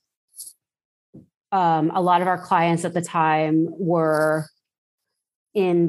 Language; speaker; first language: English; native; English